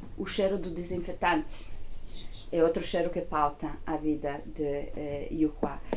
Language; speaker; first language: Portuguese; non-native, fluent; Italian